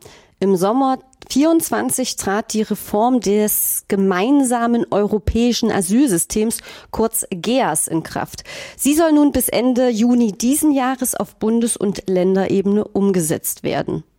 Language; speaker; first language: German; native; German